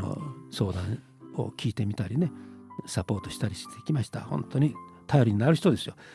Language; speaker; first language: Japanese; native; Japanese